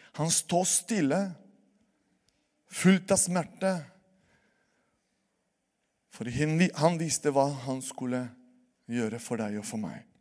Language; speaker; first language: Norwegian; non-native, fluent; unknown